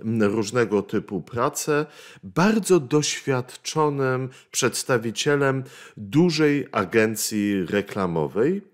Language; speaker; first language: Polish; native; Polish